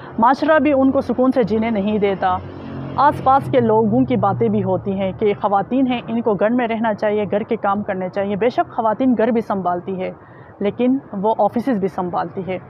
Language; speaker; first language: Urdu; non-native, local second language; Shina